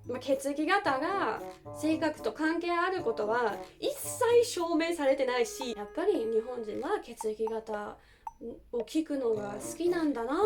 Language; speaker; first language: Japanese; non-native, fluent; German